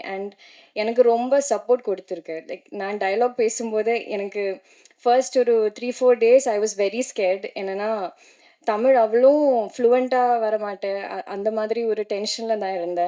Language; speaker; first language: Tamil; non-native, learner; Malayalam